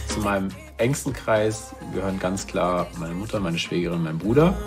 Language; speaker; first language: German; native; German